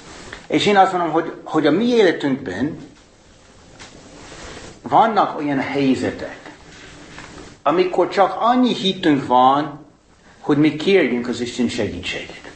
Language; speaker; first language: Hungarian; non-native, fluent; English